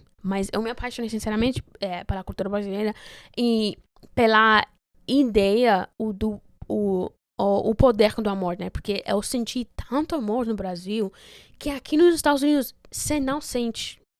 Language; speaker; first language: Portuguese; non-native, fluent; Spanish